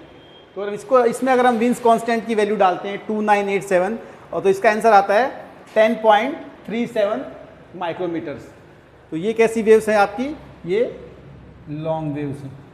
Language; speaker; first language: Hindi; native; Hindi